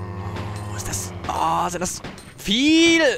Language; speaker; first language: German; native; German